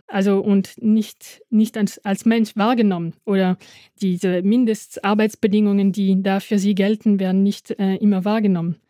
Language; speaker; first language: German; non-native, fluent; French